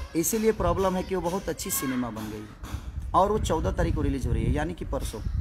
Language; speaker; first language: Hindi; native; Hindi